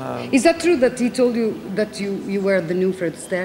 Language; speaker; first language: English; non-native, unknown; Italian